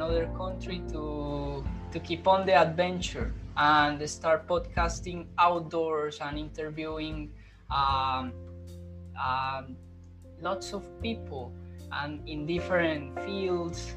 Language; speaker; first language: English; non-native, fluent; Spanish